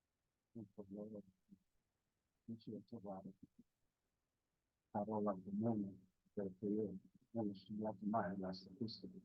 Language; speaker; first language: Italian; non-native, fluent; Polish